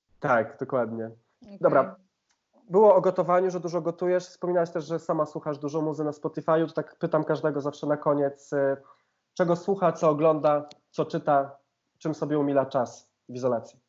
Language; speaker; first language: Polish; native; Polish